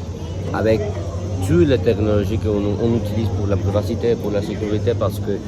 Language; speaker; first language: French; non-native, learner; Spanish